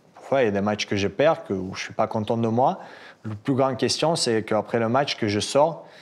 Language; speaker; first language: French; non-native, fluent; Russian